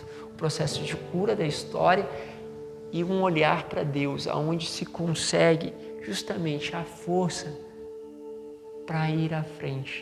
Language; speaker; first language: Portuguese; native; Portuguese